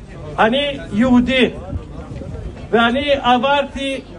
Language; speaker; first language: Hebrew; non-native, fluent; Azerbaijani